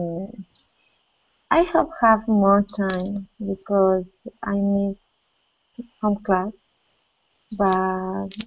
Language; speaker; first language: English; non-native, learner; Spanish